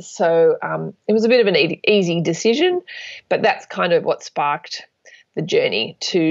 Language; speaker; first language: English; native; English